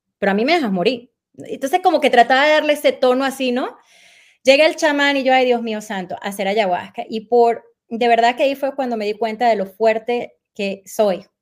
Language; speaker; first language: Spanish; native; Spanish